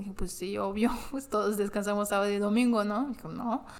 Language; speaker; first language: Spanish; non-native, fluent; English